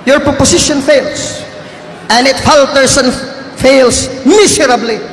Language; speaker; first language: English; non-native, local second language; Filipino